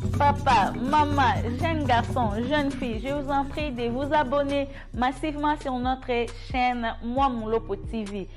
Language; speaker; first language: French; non-native, local second language; Lingala